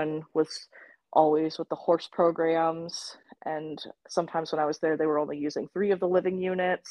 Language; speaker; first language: English; native; English